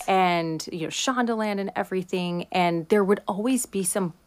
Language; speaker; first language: English; native; English